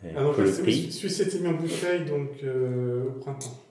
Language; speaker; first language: French; native; French